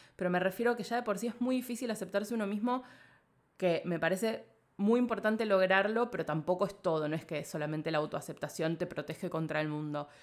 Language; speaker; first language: Spanish; native; Spanish